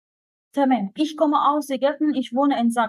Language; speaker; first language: German; non-native, fluent; Arabic